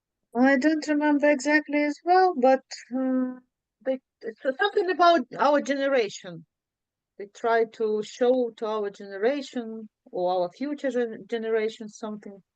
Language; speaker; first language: English; non-native, learner; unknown